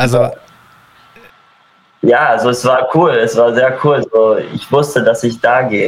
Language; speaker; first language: German; early bilingual, heritage; German